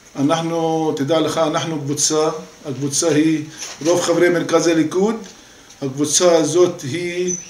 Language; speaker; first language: Hebrew; non-native, local second language; Arabic